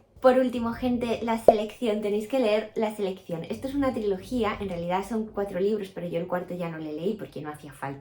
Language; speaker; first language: Spanish; native; Spanish